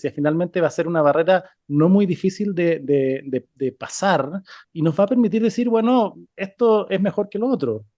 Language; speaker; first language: Spanish; native; Spanish